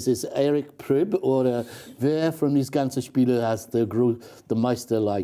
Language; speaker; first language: German; non-native, fluent; English